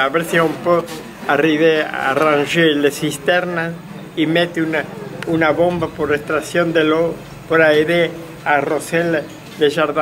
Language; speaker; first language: French; non-native, learner; Spanish